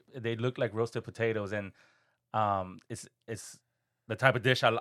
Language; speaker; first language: English; non-native, fluent; Korean